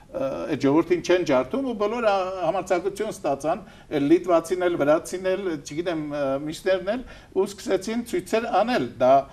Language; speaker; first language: Armenian; native; Armenian